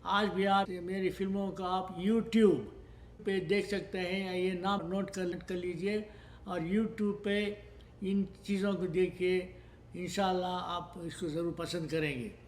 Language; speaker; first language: Urdu; native; Urdu